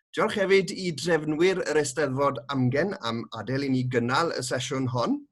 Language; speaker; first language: Welsh; native; Welsh